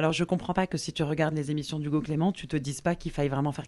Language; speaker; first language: French; native; French